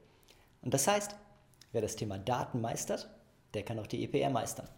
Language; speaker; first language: German; native; German